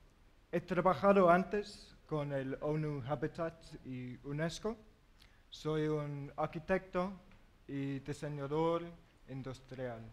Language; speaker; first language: Spanish; non-native, learner; English